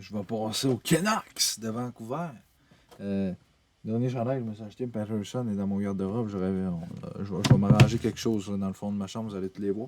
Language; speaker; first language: French; native; French